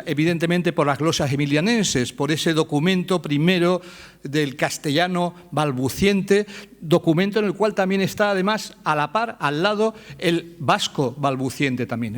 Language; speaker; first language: Spanish; native; Spanish